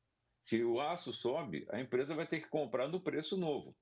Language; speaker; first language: Portuguese; native; Portuguese